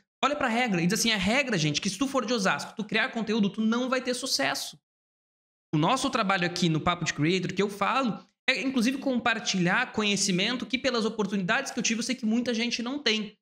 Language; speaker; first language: Portuguese; native; Portuguese